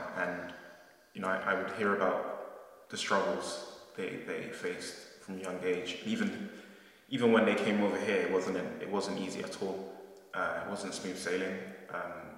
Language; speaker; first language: English; native; English